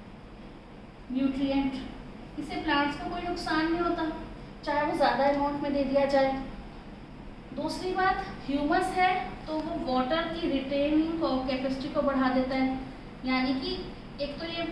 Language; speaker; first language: Hindi; native; Hindi